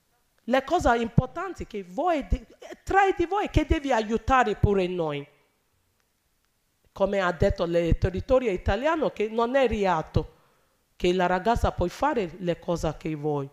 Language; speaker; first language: Italian; non-native, learner; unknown